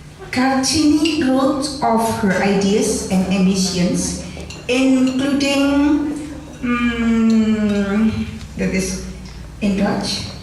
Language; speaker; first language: English; non-native, learner; Indonesian